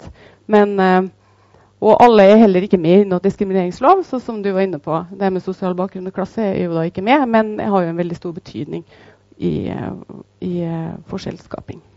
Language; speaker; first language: Norwegian; native; Norwegian